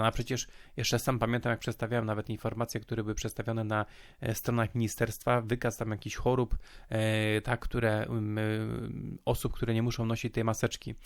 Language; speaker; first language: Polish; native; Polish